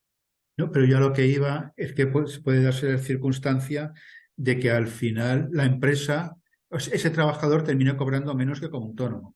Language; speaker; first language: Spanish; native; Spanish